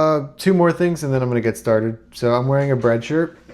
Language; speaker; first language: English; native; English